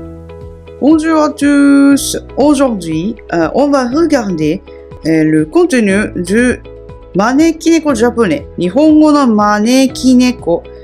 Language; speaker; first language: French; non-native, fluent; Japanese